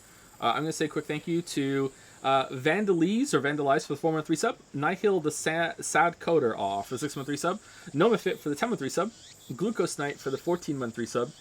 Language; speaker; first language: English; native; English